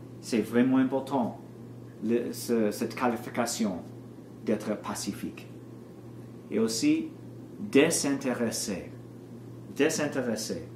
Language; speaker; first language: French; non-native, learner; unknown